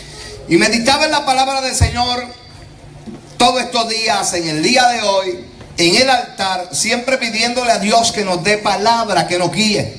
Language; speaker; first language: Spanish; native; Spanish